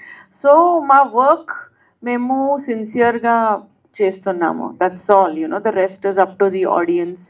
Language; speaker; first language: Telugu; non-native, local second language; Hindi